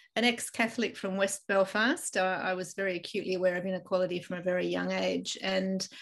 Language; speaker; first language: English; native; English